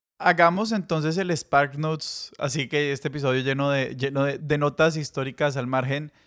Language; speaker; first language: Spanish; native; Spanish